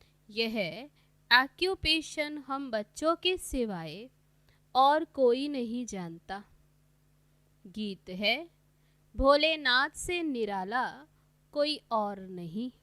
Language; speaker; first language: Hindi; native; Hindi